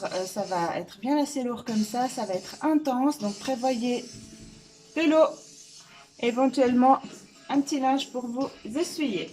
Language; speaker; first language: French; native; French